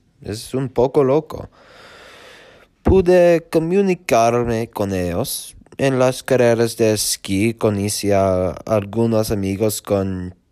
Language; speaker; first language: Spanish; non-native, learner; English